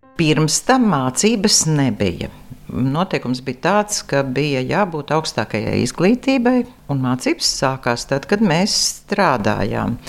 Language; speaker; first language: Latvian; native; Latvian